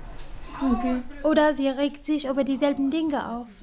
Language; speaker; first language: German; non-native, fluent; Kurdish